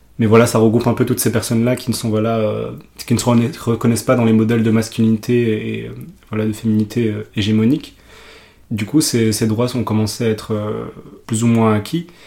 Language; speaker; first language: French; early bilingual, other home language; Urdu